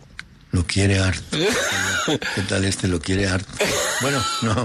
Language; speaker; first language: Spanish; native; Spanish